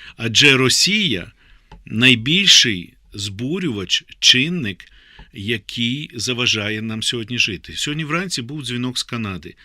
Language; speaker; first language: Ukrainian; native; Ukrainian